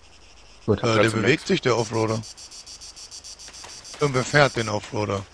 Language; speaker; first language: German; native; German